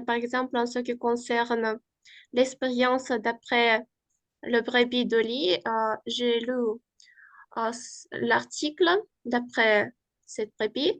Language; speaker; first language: French; non-native, fluent; Uzbek